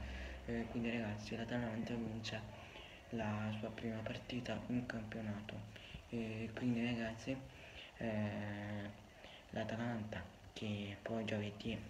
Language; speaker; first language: Italian; native; Italian